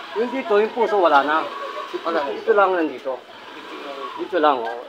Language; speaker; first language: Filipino; native; Filipino